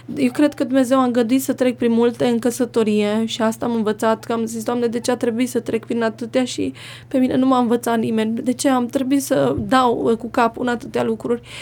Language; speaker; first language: Romanian; native; Romanian